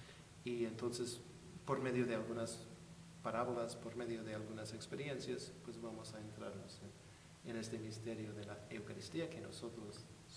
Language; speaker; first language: Spanish; non-native, fluent; English